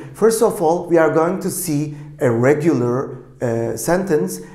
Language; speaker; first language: English; non-native, fluent; Turkish